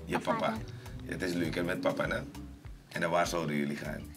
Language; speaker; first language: Dutch; native; Dutch